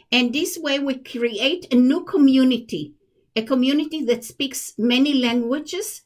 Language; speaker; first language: English; non-native, fluent; Hebrew